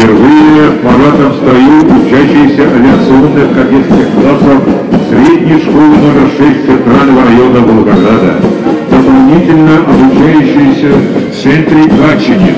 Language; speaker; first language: Russian; native; Russian